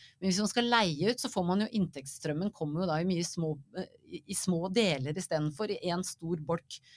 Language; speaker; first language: Norwegian; native; Norwegian